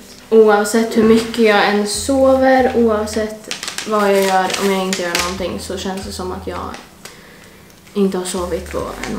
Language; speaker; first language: Swedish; native; Swedish